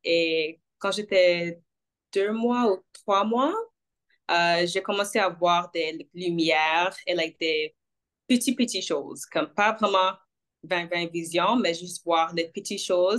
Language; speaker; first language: French; non-native, local second language; English